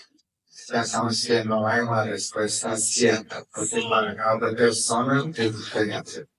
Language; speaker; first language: Spanish; non-native, fluent; Portuguese